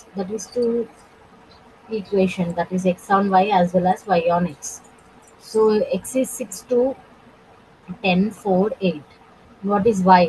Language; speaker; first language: English; non-native, local second language; Telugu